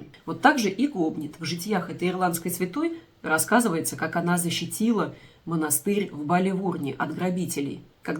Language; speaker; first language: Russian; native; Russian